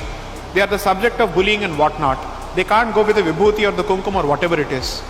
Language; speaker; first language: English; non-native, local second language; Tamil